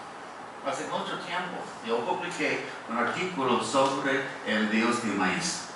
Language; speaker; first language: Spanish; non-native, fluent; English